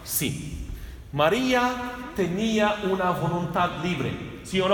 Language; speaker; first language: Spanish; non-native, fluent; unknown